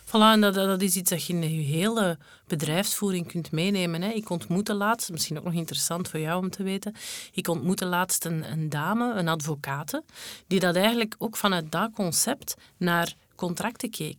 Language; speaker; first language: Dutch; native; Dutch